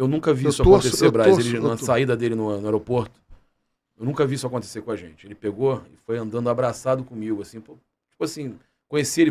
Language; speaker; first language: Portuguese; native; Portuguese